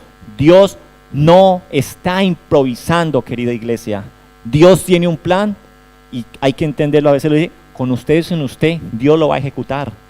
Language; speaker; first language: Spanish; native; Spanish